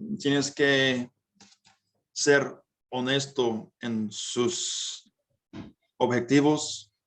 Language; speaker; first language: Spanish; non-native, fluent; English